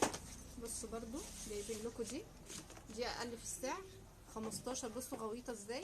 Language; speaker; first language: Arabic; native; Arabic